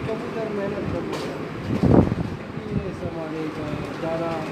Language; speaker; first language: Hindi; non-native, learner; Arabic